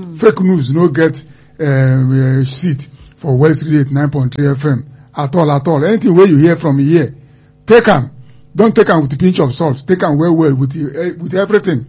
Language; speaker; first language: Nigerian Pidgin; non-native, local second language; Yoruba